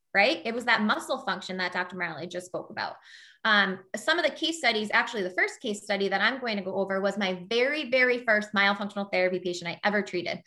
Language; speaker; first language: English; native; English